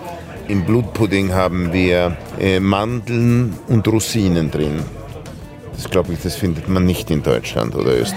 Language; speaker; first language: German; early bilingual, heritage; German